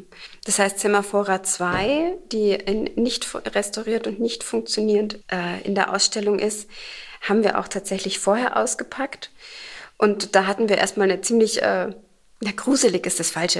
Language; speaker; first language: German; native; German